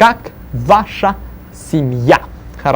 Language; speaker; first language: Russian; non-native, fluent; English